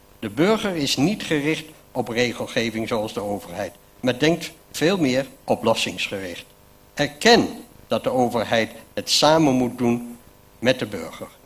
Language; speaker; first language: Dutch; native; Dutch